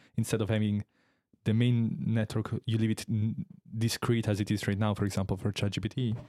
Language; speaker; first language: English; non-native, fluent; Italian